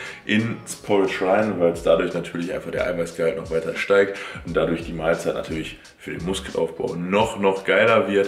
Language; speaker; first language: German; native; German